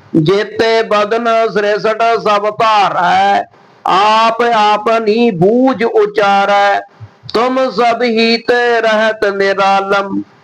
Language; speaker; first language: Hindi; non-native, local second language; Punjabi